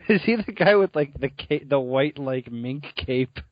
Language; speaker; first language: English; native; English